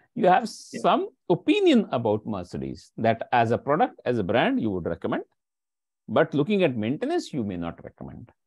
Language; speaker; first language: English; non-native, local second language; Hindi